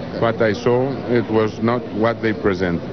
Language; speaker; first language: English; non-native, fluent; Greek